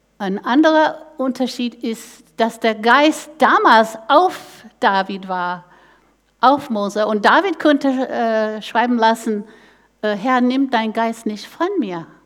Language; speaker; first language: German; non-native, fluent; English